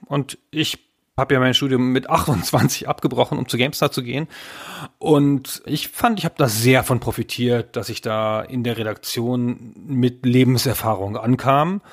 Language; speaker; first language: German; native; German